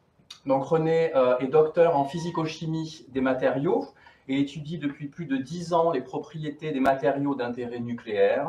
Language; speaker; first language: French; native; French